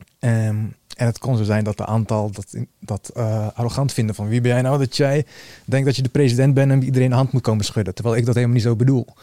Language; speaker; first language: Dutch; early bilingual, other home language; Bosnian